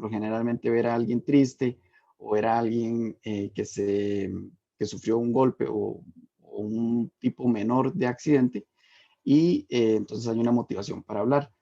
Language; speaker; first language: Spanish; native; Spanish